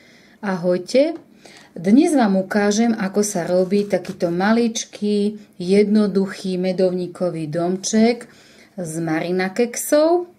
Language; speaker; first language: Slovak; native; Slovak